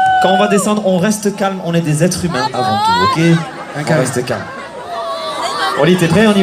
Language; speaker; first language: French; native; French